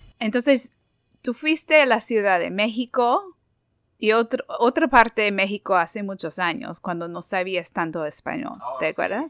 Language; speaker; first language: Spanish; non-native, fluent; English